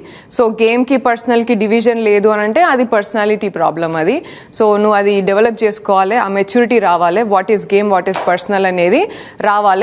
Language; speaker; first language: Telugu; native; Telugu